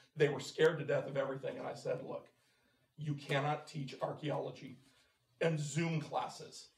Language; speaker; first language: English; native; English